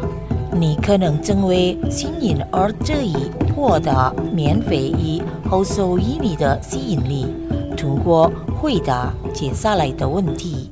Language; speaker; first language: Chinese; non-native, fluent; Indonesian